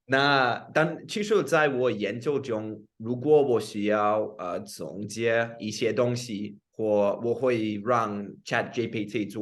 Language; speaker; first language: Chinese; non-native, fluent; English